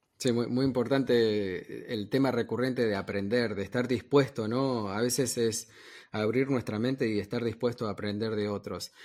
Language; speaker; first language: Spanish; native; Spanish